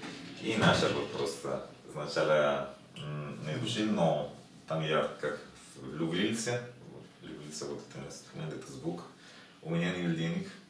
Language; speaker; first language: Russian; non-native, learner; Spanish